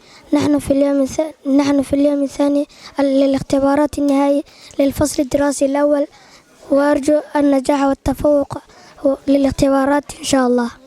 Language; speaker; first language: Arabic; non-native, learner; Somali